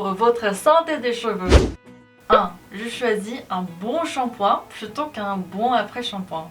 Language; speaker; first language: French; non-native, learner; Korean